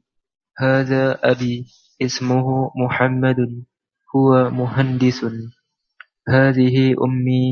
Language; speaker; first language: Arabic; non-native, learner; Indonesian